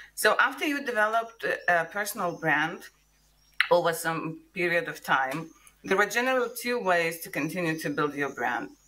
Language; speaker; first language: English; non-native, fluent; Lithuanian